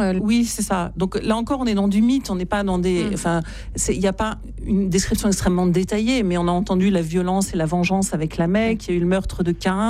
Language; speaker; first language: French; native; French